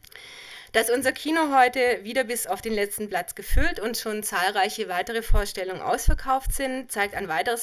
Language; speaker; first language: German; native; German